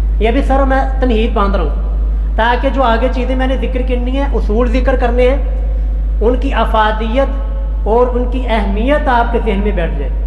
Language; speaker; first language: Urdu; non-native, local second language; Punjabi